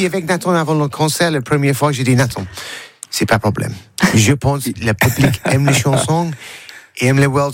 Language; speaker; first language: French; non-native, learner; English